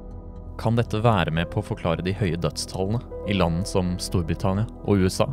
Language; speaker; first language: Norwegian; native; Norwegian